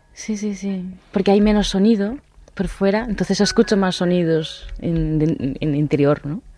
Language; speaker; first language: Spanish; non-native, fluent; Japanese